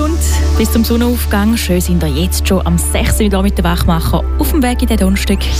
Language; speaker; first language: German; native; German